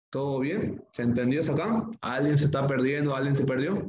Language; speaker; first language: Spanish; native; Spanish